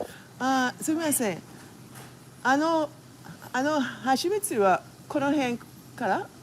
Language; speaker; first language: Japanese; non-native, learner; English